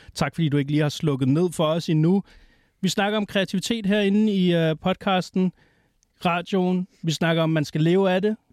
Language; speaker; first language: Danish; native; Danish